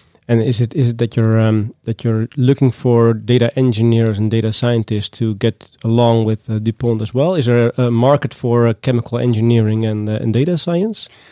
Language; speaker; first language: English; non-native, fluent; Dutch